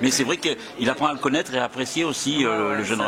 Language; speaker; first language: French; native; French